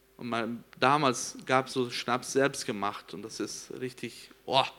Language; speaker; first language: German; non-native, learner; Portuguese